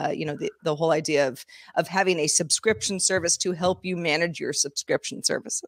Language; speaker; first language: English; native; English